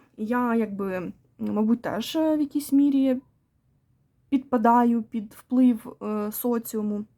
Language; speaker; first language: Ukrainian; non-native, local second language; Russian